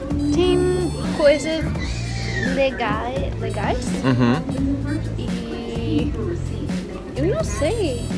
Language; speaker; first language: Portuguese; non-native, learner; English